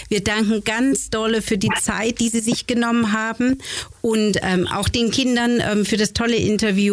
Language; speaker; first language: German; native; German